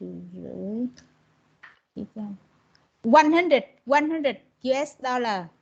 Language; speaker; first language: English; non-native, learner; Vietnamese